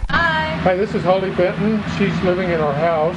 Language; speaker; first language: English; native; English